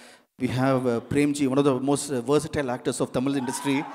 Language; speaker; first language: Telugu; non-native, learner; Tamil